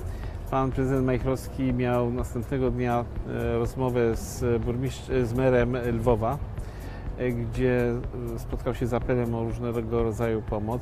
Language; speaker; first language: Polish; native; Polish